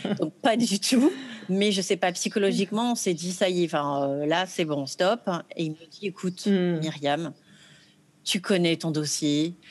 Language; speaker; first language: French; early bilingual, other home language; Arabic